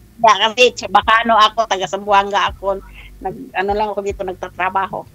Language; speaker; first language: Filipino; non-native, local second language; Chavacano